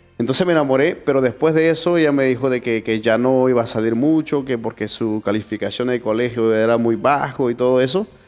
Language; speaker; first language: Spanish; native; Spanish